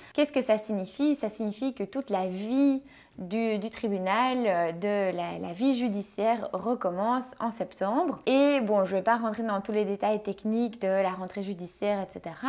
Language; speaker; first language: French; native; French